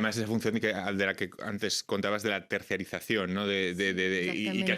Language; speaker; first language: Spanish; native; Spanish